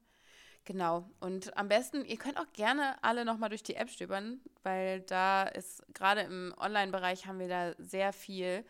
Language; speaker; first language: German; native; German